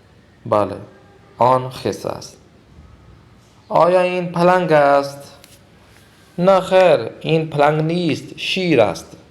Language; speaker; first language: Persian; non-native, fluent; Urdu